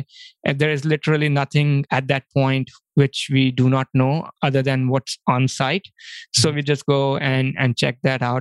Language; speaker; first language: English; non-native, local second language; Hindi